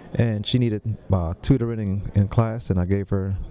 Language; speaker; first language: English; native; English